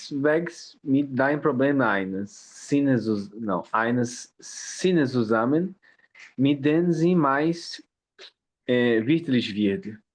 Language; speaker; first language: German; non-native, learner; Portuguese